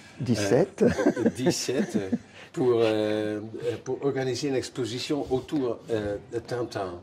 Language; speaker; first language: French; non-native, fluent; Dutch